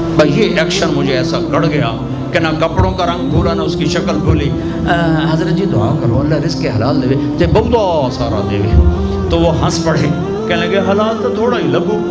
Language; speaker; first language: Urdu; non-native, local second language; Punjabi